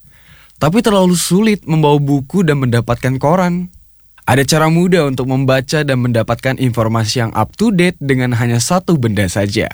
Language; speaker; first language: Indonesian; native; Indonesian